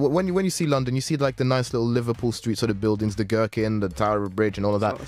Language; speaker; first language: English; native; English